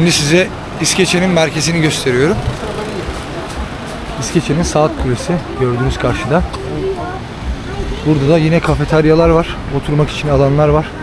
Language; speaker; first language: Turkish; native; Turkish